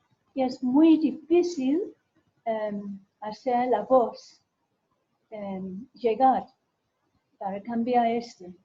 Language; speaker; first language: Spanish; non-native, fluent; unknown